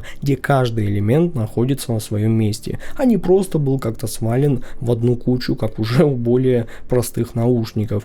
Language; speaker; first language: Russian; native; Russian